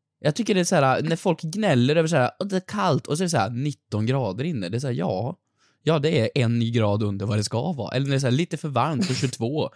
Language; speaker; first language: Swedish; native; Swedish